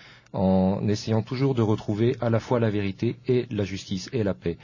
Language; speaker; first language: French; native; French